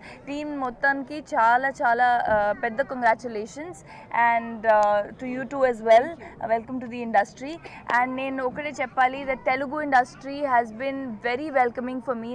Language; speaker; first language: Telugu; non-native, local second language; Punjabi